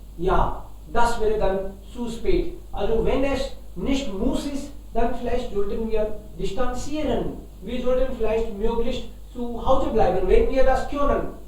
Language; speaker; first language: German; non-native, fluent; Hindi